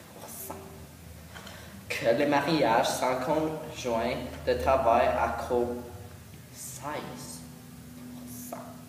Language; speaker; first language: French; non-native, learner; English